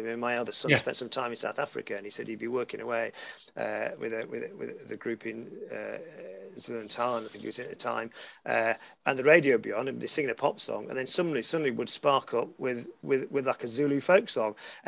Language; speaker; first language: English; native; English